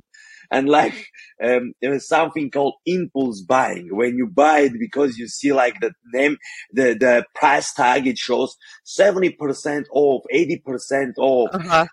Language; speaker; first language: English; non-native, fluent; Armenian